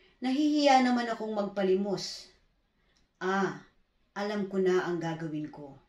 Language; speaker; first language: Filipino; native; Filipino